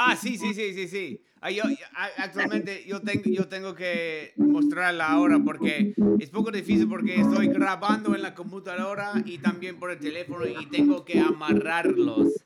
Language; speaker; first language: Spanish; non-native, learner; English